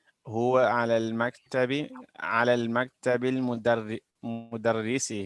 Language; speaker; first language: Arabic; non-native, learner; English